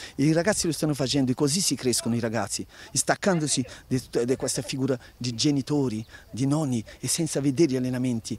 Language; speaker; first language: Italian; non-native, fluent; Portuguese